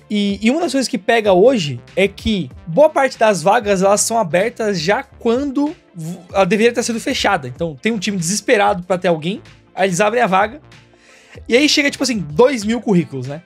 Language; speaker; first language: Portuguese; native; Portuguese